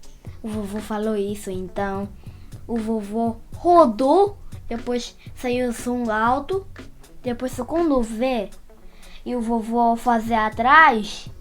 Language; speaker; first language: Portuguese; early bilingual, heritage; Portuguese